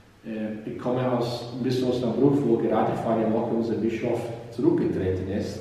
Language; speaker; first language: German; non-native, fluent; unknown